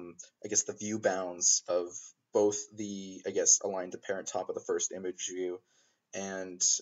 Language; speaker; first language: English; native; English